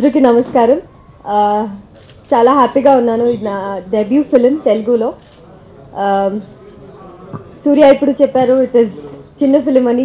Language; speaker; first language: Telugu; non-native, learner; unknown